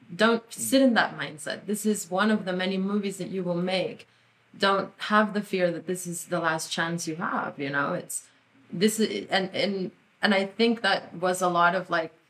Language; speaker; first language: English; non-native, fluent; Spanish